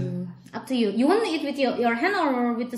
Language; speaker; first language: English; non-native, fluent; Indonesian